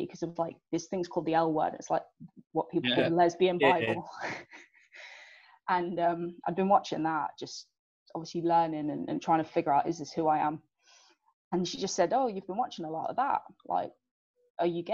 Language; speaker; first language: English; native; English